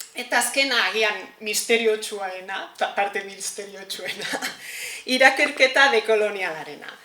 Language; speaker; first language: Basque; non-native, fluent; Catalan